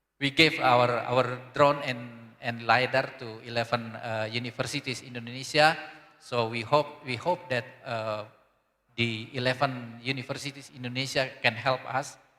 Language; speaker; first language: English; non-native, learner; Indonesian